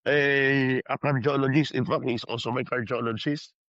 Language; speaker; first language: English; non-native, local second language; Filipino